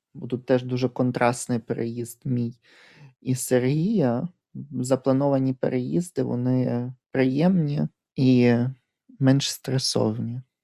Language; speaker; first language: Ukrainian; native; Ukrainian